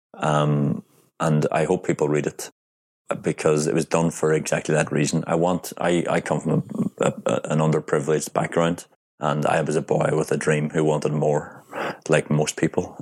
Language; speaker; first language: English; native; English